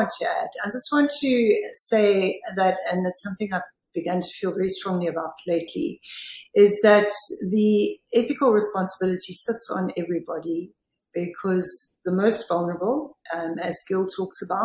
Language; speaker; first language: English; native; English